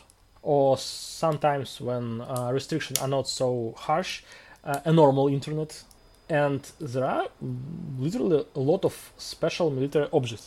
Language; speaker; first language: English; non-native, fluent; Russian